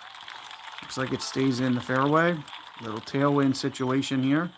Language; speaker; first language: English; native; English